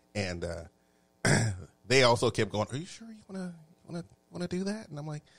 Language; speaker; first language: English; native; English